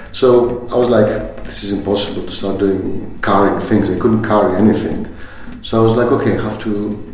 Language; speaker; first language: English; non-native, fluent; Greek